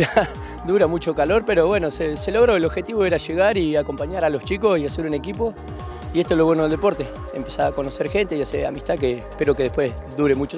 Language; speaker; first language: Spanish; native; Spanish